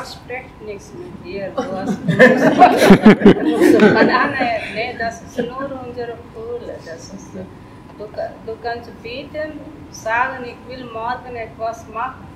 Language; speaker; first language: German; non-native, learner; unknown